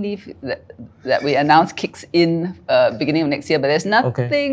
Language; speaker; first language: English; native; English